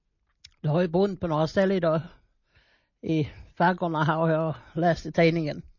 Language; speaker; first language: Swedish; native; Swedish